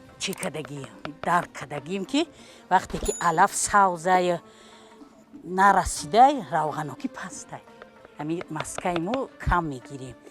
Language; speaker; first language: Tajik; native; Tajik